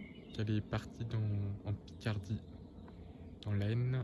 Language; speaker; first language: French; native; French